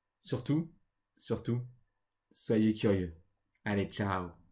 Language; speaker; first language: French; native; French